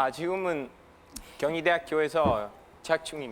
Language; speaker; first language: Korean; non-native, fluent; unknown